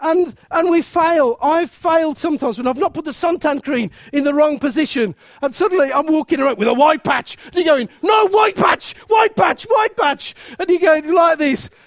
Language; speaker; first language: English; native; English